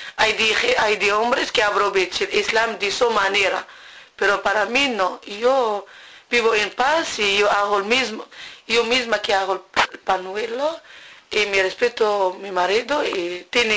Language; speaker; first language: Spanish; non-native, learner; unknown